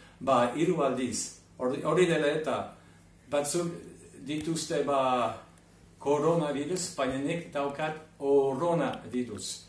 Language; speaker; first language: Basque; non-native, fluent; English